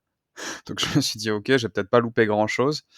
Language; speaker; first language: French; native; French